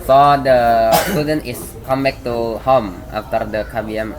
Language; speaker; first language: English; non-native, learner; Indonesian